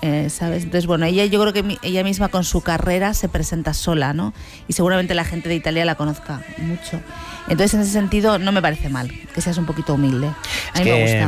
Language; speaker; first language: Spanish; native; Spanish